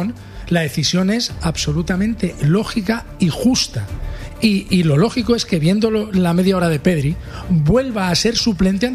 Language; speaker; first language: Spanish; native; Spanish